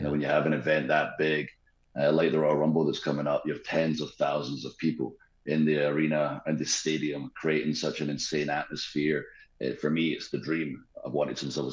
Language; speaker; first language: English; native; English